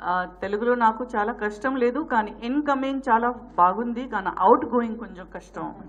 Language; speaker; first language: Telugu; non-native, learner; Gujarati